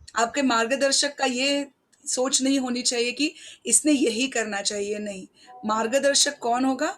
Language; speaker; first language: Hindi; non-native, local second language; Marathi